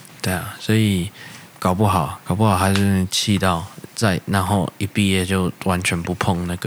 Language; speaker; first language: Chinese; native; Chinese